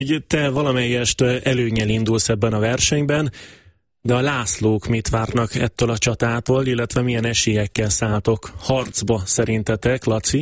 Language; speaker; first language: Hungarian; native; Hungarian